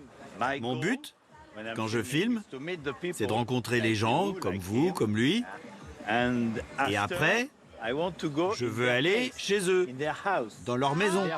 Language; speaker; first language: French; native; French